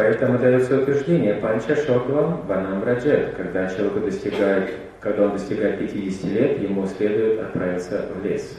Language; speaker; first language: Russian; native; Russian